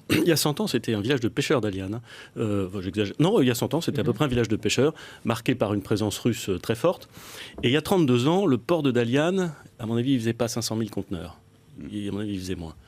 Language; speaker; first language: French; native; French